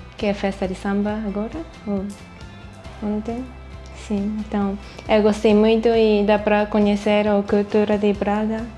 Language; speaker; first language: Portuguese; non-native, learner; Japanese